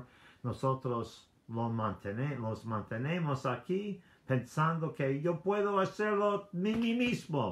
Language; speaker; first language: Spanish; non-native, learner; English